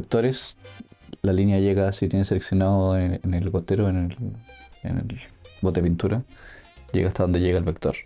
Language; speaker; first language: Spanish; native; Spanish